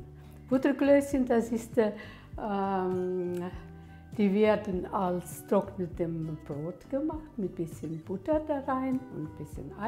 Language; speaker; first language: German; early bilingual, heritage; German